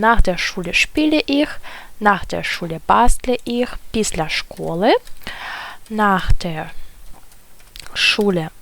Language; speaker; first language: German; non-native, fluent; Ukrainian